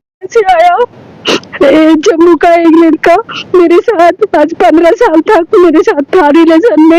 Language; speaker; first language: Hindi; non-native, local second language; Bangla